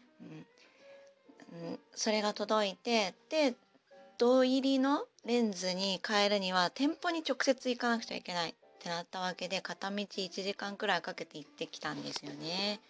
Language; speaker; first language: Japanese; native; Japanese